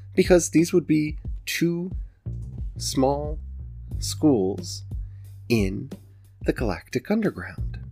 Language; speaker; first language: English; native; English